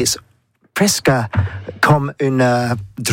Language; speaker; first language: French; non-native, learner; English